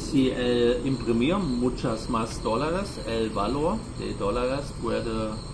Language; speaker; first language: Spanish; non-native, learner; German